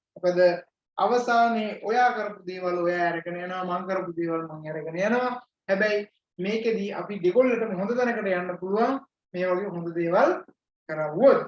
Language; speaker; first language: Sinhala; native; Sinhala